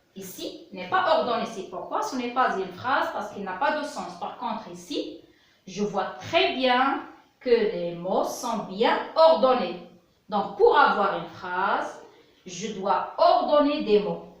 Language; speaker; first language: French; non-native, local second language; Arabic